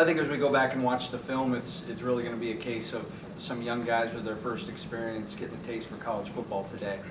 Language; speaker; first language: English; native; English